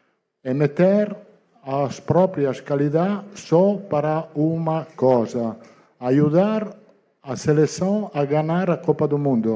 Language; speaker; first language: Portuguese; non-native, fluent; Italian